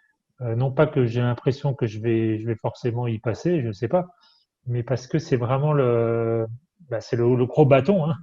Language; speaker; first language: French; native; French